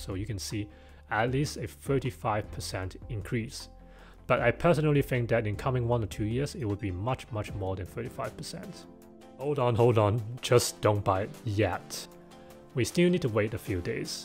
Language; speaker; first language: English; non-native, local second language; Cantonese